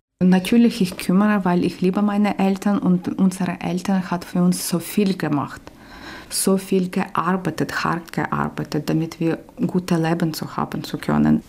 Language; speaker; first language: German; non-native, learner; Ukrainian